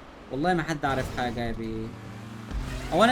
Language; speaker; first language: Arabic; native; Arabic